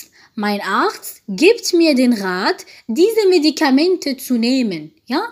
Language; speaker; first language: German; non-native, fluent; French